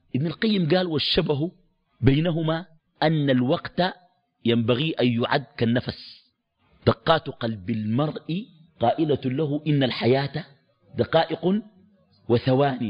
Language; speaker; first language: Arabic; native; Arabic